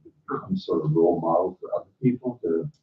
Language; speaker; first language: English; native; English